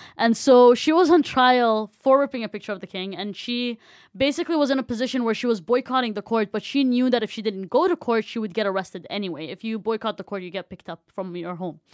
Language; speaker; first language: English; non-native, fluent; Arabic